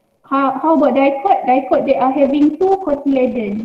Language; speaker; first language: English; non-native, local second language; Malay